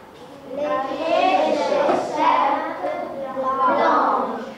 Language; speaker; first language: French; non-native, learner; Italian